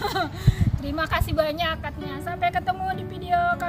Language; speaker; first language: Indonesian; native; Indonesian